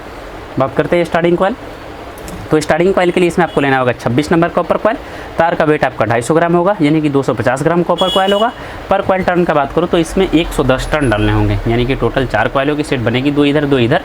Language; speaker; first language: Hindi; native; Hindi